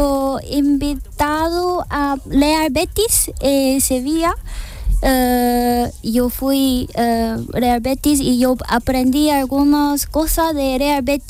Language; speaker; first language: Spanish; non-native, learner; Korean